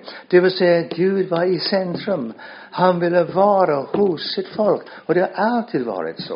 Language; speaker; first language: Swedish; non-native, fluent; English